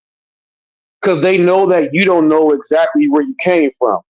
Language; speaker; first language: English; native; English